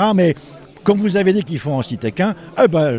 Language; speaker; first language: French; native; French